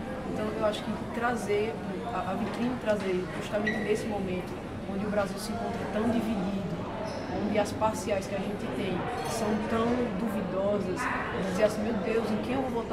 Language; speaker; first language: Portuguese; native; Portuguese